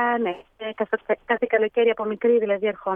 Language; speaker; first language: Greek; early bilingual, heritage; Greek